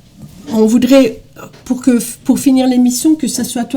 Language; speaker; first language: French; native; French